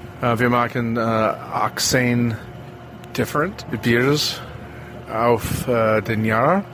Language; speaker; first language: German; non-native, learner; English